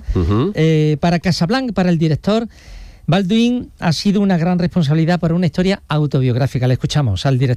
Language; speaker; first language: Spanish; native; Spanish